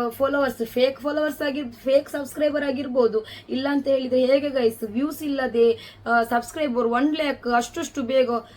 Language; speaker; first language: Kannada; non-native, local second language; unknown